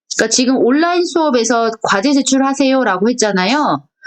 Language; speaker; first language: Korean; native; Korean